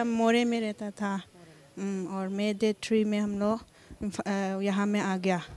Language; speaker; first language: Hindi; non-native, local second language; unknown